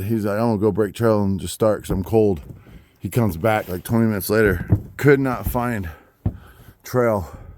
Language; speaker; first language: English; native; English